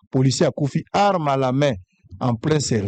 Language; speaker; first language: French; non-native, local second language; Lingala